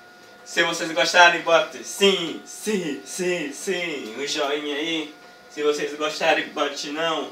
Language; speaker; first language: Portuguese; early bilingual, heritage; Portuguese